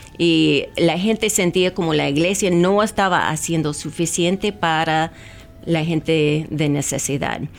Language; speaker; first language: Spanish; non-native, fluent; English